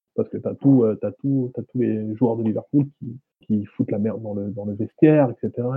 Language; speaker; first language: French; native; French